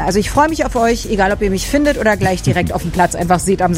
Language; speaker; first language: German; native; German